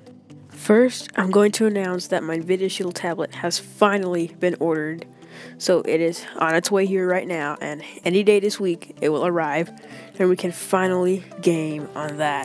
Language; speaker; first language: English; native; English